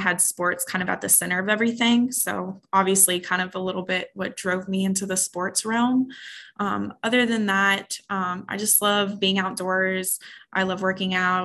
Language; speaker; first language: English; native; English